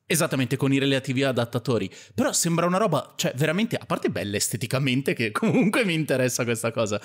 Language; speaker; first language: Italian; native; Italian